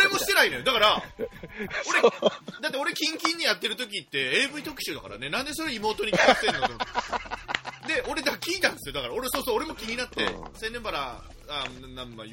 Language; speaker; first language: Japanese; native; Japanese